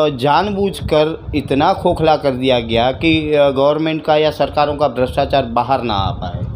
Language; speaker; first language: Hindi; native; Hindi